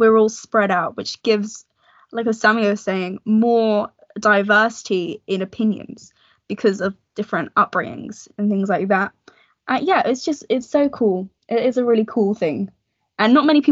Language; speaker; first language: English; native; English